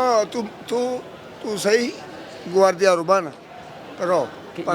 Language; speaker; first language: Spanish; non-native, learner; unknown